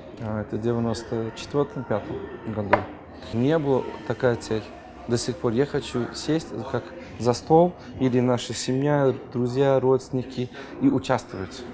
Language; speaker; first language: Russian; non-native, fluent; English